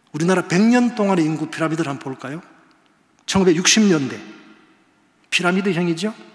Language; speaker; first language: Korean; native; Korean